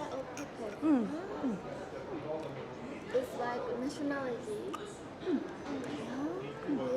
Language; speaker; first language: English; non-native, learner; Japanese